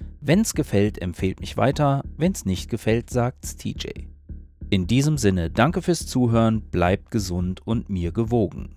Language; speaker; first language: German; native; German